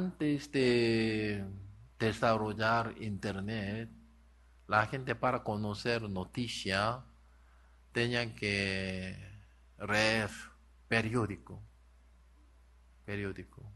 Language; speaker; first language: Spanish; non-native, learner; Korean